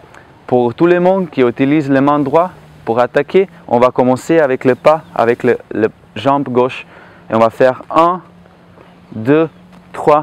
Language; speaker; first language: French; non-native, learner; Slovenian